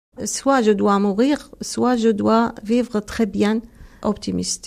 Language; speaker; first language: French; non-native, learner; Arabic